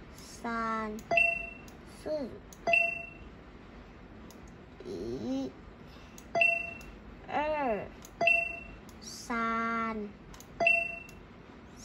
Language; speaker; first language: Chinese; non-native, learner; Thai